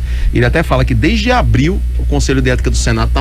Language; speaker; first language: Portuguese; native; Portuguese